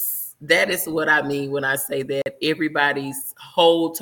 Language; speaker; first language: English; native; English